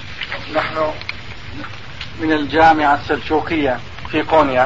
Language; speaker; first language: Arabic; non-native, fluent; Turkish